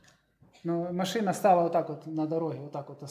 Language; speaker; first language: Polish; non-native, learner; Russian